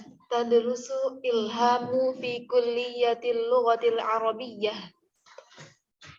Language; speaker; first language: Arabic; non-native, learner; Indonesian